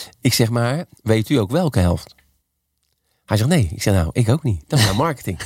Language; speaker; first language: Dutch; native; Dutch